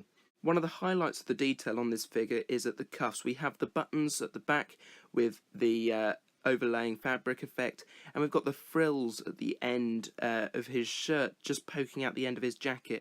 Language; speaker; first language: English; native; English